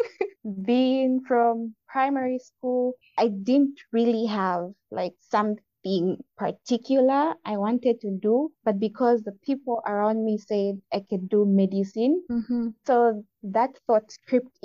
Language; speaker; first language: English; non-native, local second language; Bemba